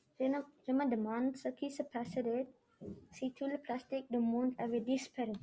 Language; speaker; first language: French; non-native, learner; English